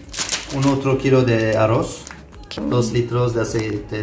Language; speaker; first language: Spanish; non-native, fluent; Turkish